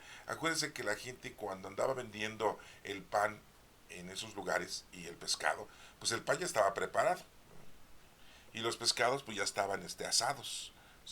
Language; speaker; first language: Spanish; native; Spanish